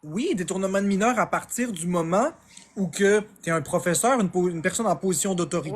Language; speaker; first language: French; native; French